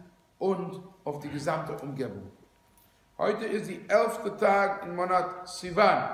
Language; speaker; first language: German; non-native, fluent; English